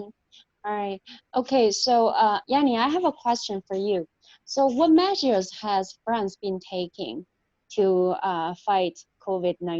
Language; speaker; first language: English; non-native, fluent; Chinese